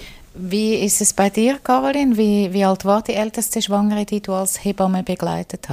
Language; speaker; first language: German; native; German